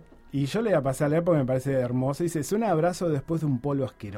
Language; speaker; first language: Spanish; native; Spanish